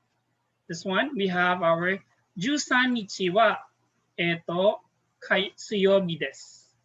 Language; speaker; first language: Japanese; non-native, fluent; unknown